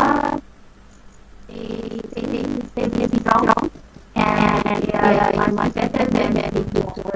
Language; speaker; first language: English; non-native, learner; Indonesian